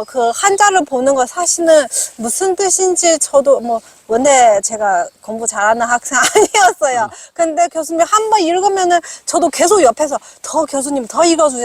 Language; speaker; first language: Korean; non-native, fluent; Chinese